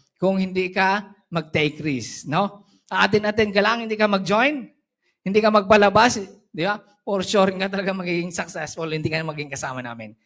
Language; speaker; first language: Filipino; non-native, local second language; Cebuano